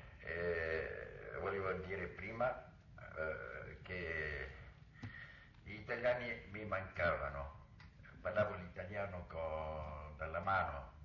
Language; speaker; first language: Italian; non-native, local second language; Arabic